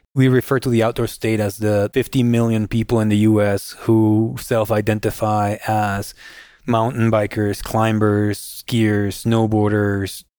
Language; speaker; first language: English; non-native, fluent; Spanish